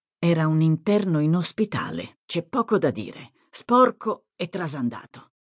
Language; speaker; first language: Italian; native; Italian